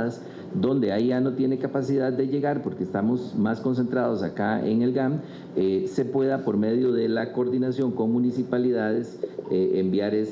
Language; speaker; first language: Spanish; native; Spanish